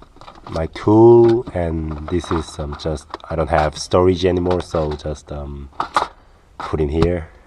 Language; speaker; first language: English; non-native, learner; Korean